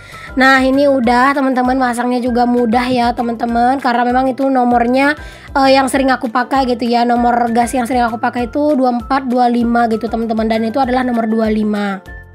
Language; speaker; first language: Indonesian; native; Indonesian